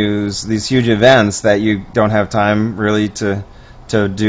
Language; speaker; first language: English; native; English